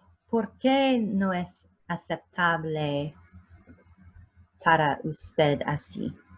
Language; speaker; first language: Spanish; non-native, learner; English